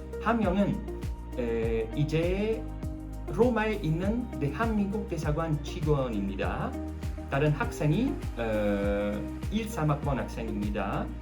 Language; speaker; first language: Korean; non-native, fluent; Italian